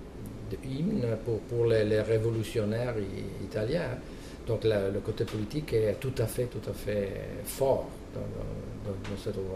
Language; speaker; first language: French; non-native, fluent; Italian